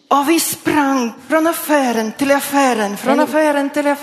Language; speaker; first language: Swedish; non-native, learner; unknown